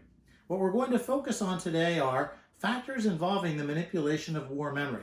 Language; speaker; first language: English; native; English